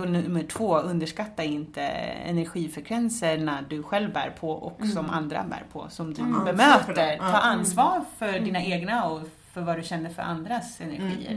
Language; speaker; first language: Swedish; native; Swedish